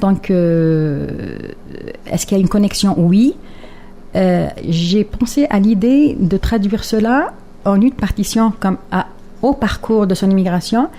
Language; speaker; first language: French; non-native, local second language; Arabic